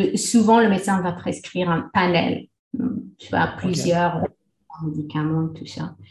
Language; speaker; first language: French; non-native, local second language; Arabic